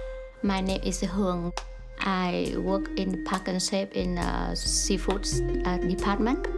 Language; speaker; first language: English; non-native, learner; Vietnamese